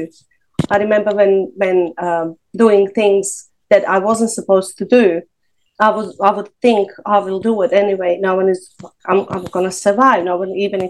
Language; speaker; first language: English; non-native, fluent; Serbian